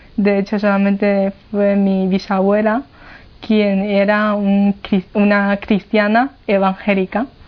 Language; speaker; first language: Spanish; non-native, fluent; Chinese